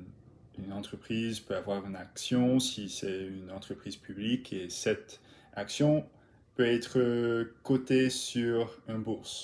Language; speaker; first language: French; non-native, learner; English